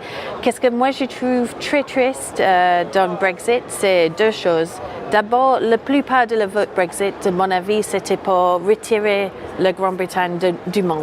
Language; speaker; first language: French; non-native, fluent; English